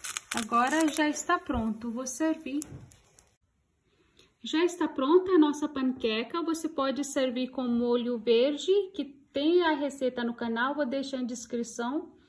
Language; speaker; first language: Portuguese; non-native, fluent; Hindi